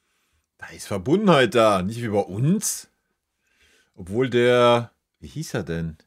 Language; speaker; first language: German; native; German